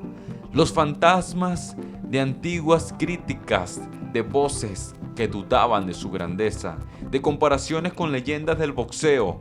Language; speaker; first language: Spanish; native; Spanish